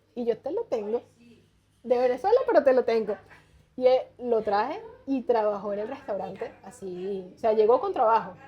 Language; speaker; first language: Spanish; native; Spanish